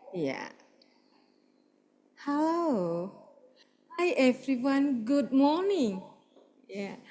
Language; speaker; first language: English; non-native, fluent; Indonesian